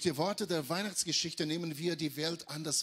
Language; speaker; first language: German; non-native, fluent; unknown